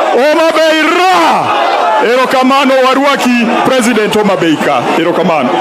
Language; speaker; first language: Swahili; non-native, local second language; Luo (Kenya and Tanzania)